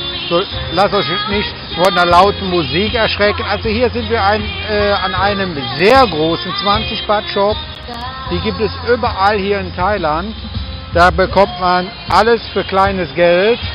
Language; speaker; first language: German; native; German